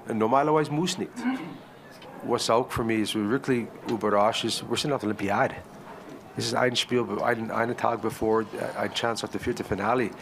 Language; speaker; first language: German; non-native, learner; English